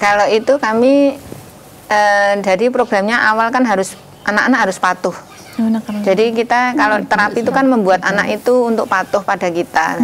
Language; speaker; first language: Indonesian; native; Indonesian